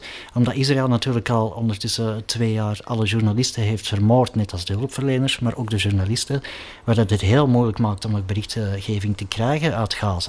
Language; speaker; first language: Dutch; native; Dutch